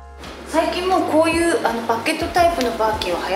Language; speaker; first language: Japanese; native; Japanese